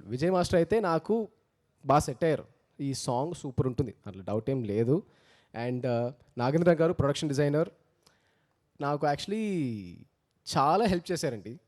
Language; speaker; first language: Telugu; early bilingual, heritage; Telugu